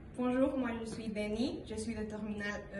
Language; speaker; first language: French; non-native, fluent; Spanish